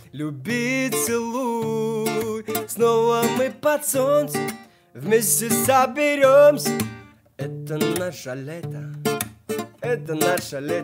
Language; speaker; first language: Russian; non-native, learner; Tajik